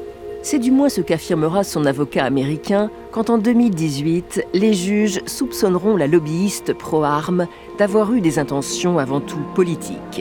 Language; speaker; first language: French; native; French